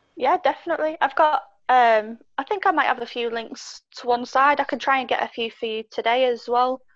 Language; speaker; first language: English; native; English